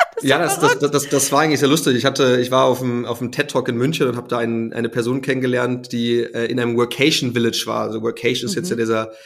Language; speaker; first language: German; native; German